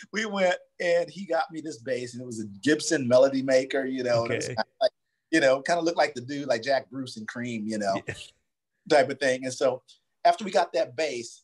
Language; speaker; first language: English; native; English